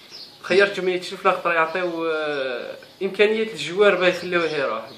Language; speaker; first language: Arabic; native; Arabic